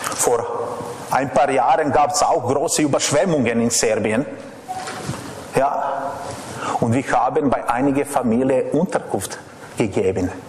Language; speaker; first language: German; non-native, fluent; Serbian